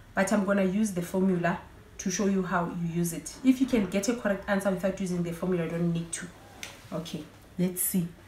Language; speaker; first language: English; non-native, local second language; Zulu